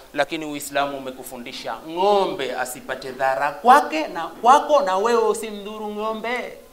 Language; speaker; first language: Swahili; native; Swahili